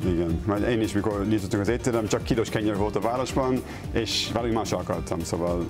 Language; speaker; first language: Hungarian; non-native, learner; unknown